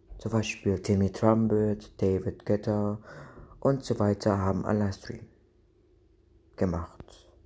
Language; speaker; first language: German; non-native, local second language; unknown